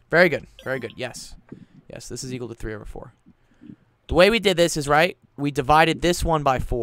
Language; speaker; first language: English; native; English